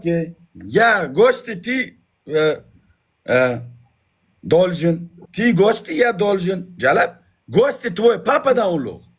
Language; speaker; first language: Russian; non-native, learner; Uzbek